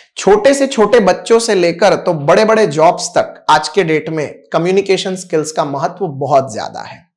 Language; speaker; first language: Hindi; non-native, local second language; Marathi